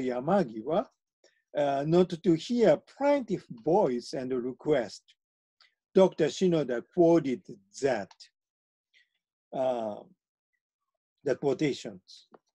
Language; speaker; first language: English; non-native, fluent; Japanese